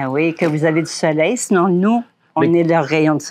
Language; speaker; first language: French; native; French